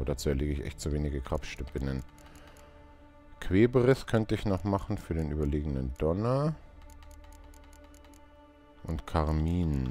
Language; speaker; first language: German; native; German